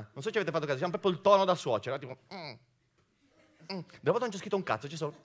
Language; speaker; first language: Italian; native; Italian